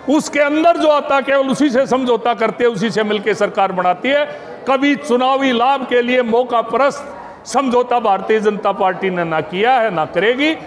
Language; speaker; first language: Hindi; native; Hindi